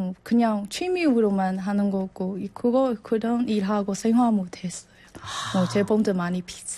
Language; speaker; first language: Korean; non-native, learner; Burmese